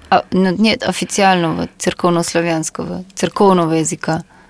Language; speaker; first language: Russian; non-native, fluent; Slovenian